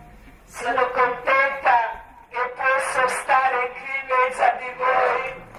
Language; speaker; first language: Italian; non-native, learner; Croatian